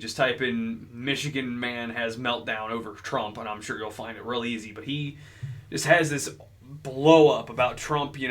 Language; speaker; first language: English; native; English